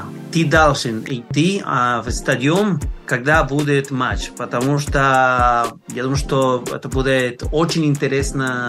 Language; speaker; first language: Russian; non-native, learner; Spanish